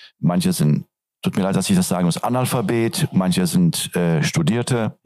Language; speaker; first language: German; non-native, fluent; Turkish